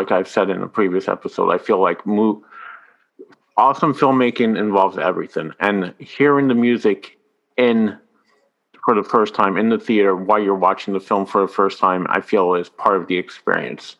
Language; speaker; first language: English; non-native, fluent; French